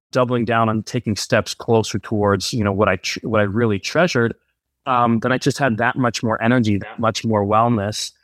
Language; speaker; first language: English; native; English